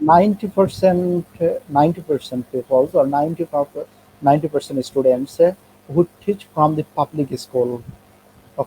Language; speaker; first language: English; non-native, learner; Bangla